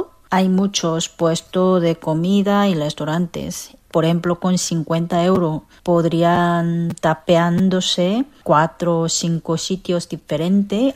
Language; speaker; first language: Spanish; non-native, fluent; Korean